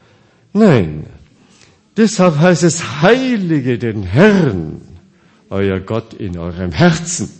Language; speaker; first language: German; non-native, fluent; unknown